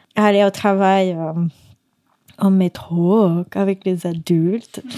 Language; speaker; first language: French; non-native, fluent; Spanish